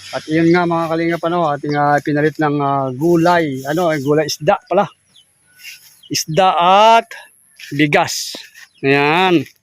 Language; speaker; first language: Filipino; native; Filipino